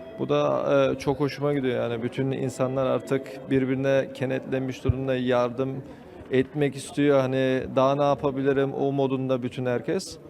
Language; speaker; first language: Turkish; early bilingual, heritage; Turkish